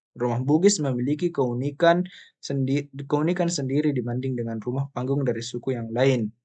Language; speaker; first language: Indonesian; non-native, local second language; Buginese